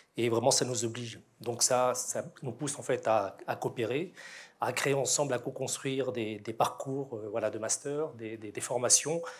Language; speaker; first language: French; native; French